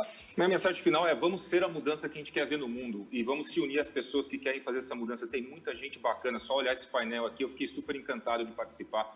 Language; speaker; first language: Portuguese; native; Portuguese